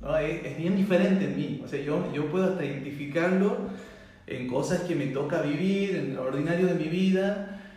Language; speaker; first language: Spanish; native; Spanish